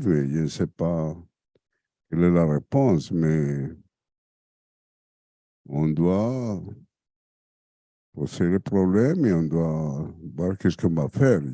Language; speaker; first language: French; non-native, fluent; Spanish